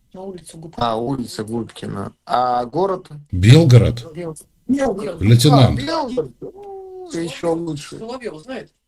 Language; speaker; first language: Russian; native; Russian